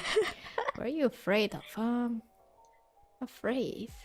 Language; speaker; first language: English; non-native, fluent; Indonesian